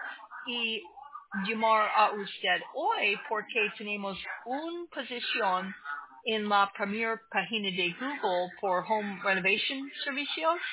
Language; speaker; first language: Spanish; non-native, learner; English